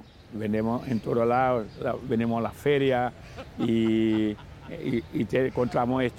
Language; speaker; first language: Spanish; non-native, learner; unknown